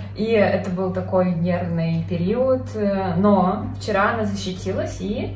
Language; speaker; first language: Russian; native; Russian